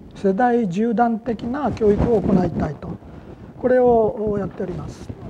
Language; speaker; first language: Japanese; native; Japanese